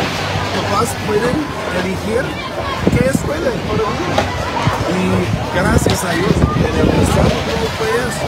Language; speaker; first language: Spanish; non-native, learner; English